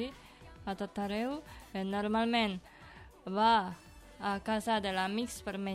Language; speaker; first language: Catalan; non-native, learner; Indonesian